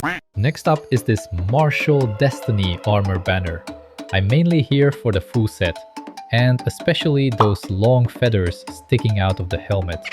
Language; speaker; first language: English; native; English